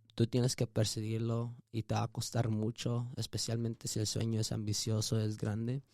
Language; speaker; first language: Spanish; early bilingual, heritage; Spanish